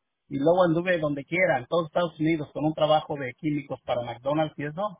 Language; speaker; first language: Spanish; native; Spanish